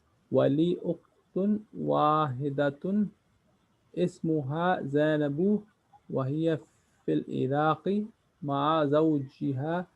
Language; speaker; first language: Arabic; non-native, learner; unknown